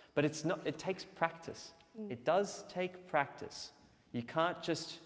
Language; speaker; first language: English; native; English